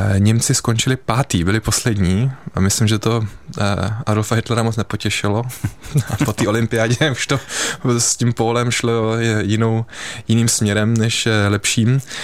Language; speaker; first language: Czech; early bilingual, heritage; Czech